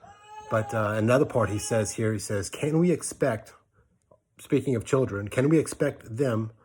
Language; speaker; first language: English; native; English